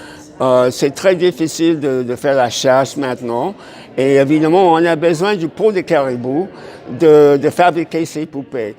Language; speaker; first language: French; non-native, fluent; English